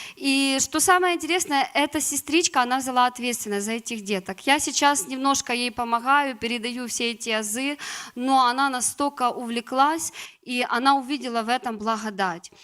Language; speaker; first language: Russian; native; Russian